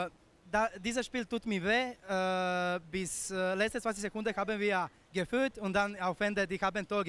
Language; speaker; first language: German; non-native, fluent; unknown